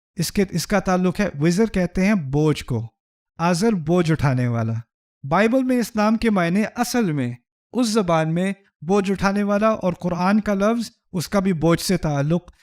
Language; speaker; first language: Urdu; early bilingual, heritage; Urdu